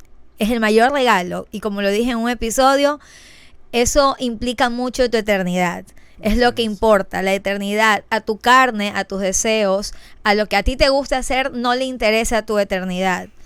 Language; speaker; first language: Spanish; native; Spanish